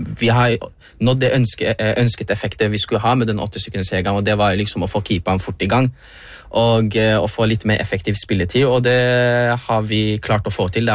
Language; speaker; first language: Norwegian; early bilingual, other home language; Somali